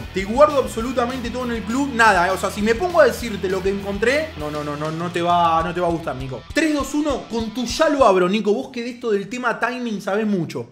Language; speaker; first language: Spanish; native; Spanish